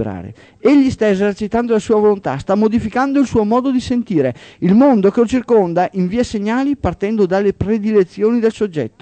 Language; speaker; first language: Italian; native; Italian